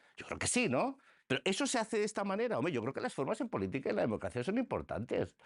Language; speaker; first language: Spanish; native; Spanish